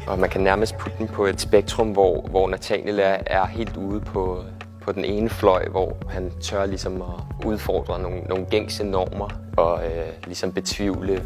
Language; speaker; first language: Danish; native; Danish